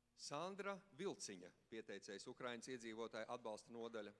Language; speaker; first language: Latvian; native; Latvian